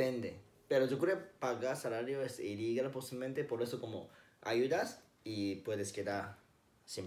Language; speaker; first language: Spanish; non-native, learner; Japanese